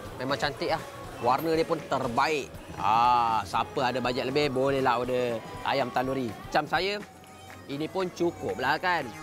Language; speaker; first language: Malay; native; Malay